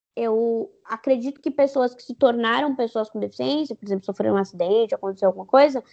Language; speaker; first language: Portuguese; native; Portuguese